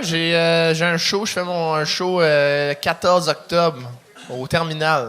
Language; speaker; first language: French; native; French